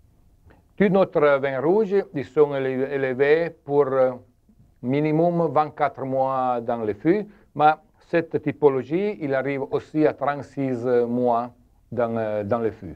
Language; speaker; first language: French; non-native, learner; Italian